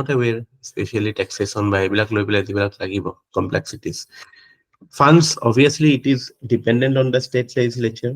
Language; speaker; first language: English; non-native, local second language; Assamese